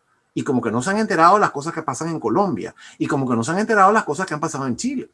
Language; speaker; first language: Spanish; native; Spanish